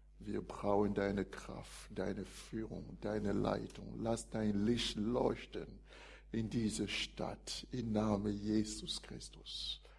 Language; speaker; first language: German; non-native, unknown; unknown